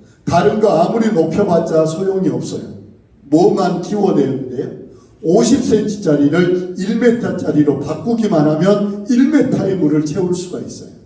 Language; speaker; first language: Korean; native; Korean